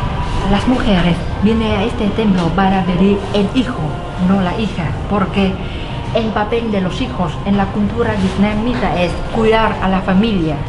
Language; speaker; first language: Spanish; non-native, learner; Vietnamese